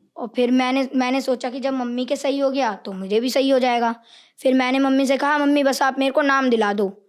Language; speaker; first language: Hindi; native; Hindi